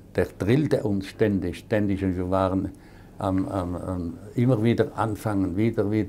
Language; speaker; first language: German; non-native, local second language; Swiss German